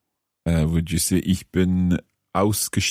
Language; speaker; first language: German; non-native, learner; English